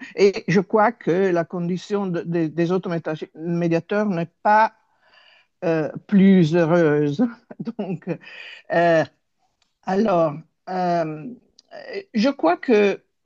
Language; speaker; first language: French; non-native, fluent; Italian